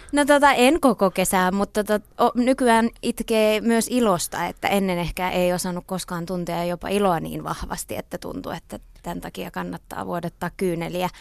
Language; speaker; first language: Finnish; non-native, local second language; Swedish